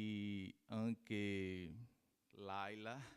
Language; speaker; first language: Italian; non-native, learner; Portuguese